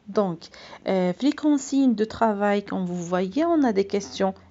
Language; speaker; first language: French; non-native, local second language; Arabic